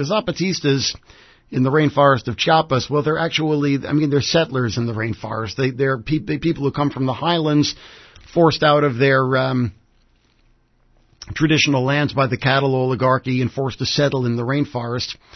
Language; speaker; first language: English; native; English